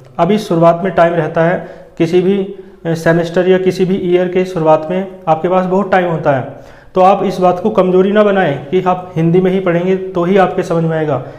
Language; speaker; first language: Hindi; native; Hindi